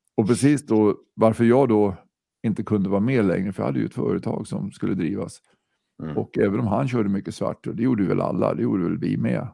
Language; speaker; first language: Swedish; native; Swedish